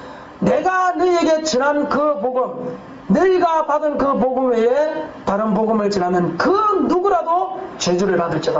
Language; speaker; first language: Korean; native; Korean